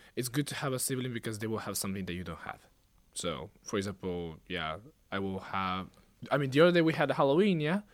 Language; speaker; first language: English; non-native, fluent; Japanese